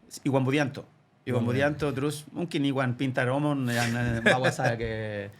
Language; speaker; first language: Indonesian; non-native, fluent; Spanish